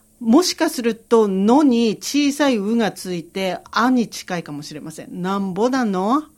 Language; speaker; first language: Japanese; native; Japanese